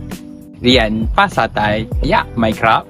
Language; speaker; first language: Thai; non-native, learner; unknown